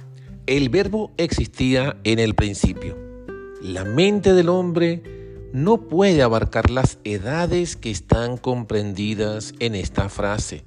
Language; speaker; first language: Spanish; native; Spanish